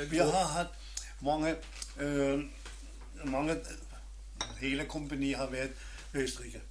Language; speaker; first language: Danish; non-native, learner; German